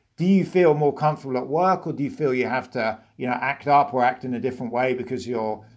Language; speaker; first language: English; native; English